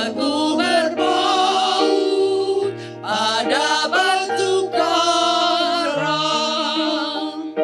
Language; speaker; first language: Indonesian; native; Indonesian